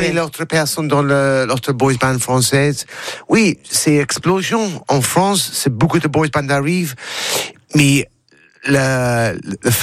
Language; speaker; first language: French; non-native, learner; English